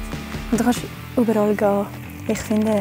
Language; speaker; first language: German; non-native, local second language; French